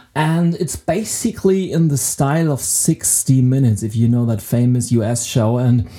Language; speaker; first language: English; non-native, fluent; German